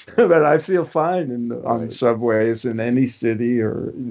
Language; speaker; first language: English; native; English